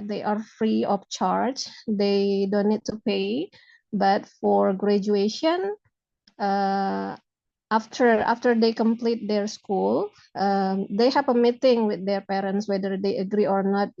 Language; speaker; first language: English; non-native, local second language; Indonesian